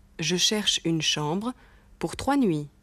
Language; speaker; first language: French; non-native, fluent; German